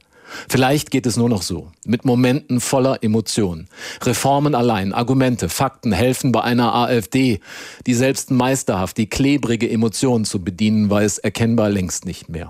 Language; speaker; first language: German; native; German